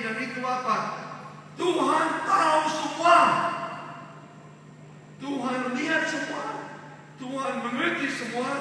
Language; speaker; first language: Indonesian; non-native, fluent; English